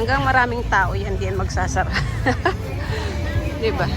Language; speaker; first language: Filipino; native; Filipino